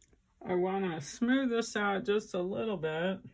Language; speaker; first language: English; native; English